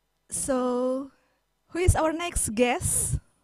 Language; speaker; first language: English; non-native, fluent; Indonesian